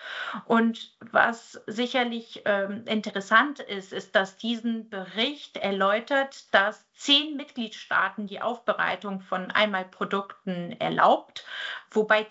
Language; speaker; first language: German; native; German